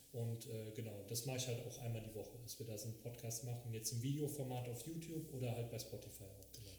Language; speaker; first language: German; native; German